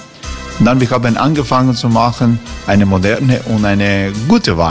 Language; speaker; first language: German; non-native, learner; Croatian